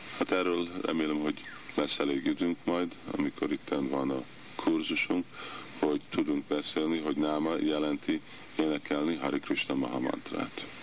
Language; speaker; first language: Hungarian; early bilingual, heritage; Hungarian